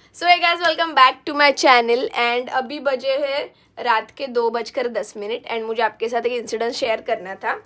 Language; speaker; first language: Hindi; non-native, local second language; Marathi